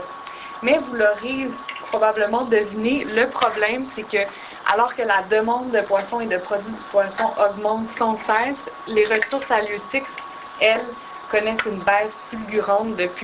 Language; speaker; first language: French; native; French